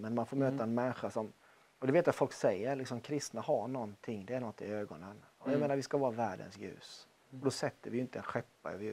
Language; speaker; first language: Swedish; native; Swedish